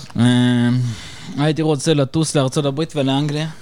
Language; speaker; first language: Hebrew; early bilingual, other home language; Russian